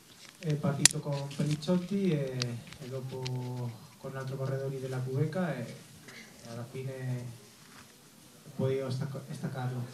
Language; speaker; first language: Italian; non-native, learner; Spanish